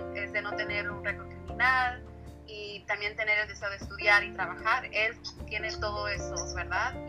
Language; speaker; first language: Spanish; early bilingual, heritage; Spanish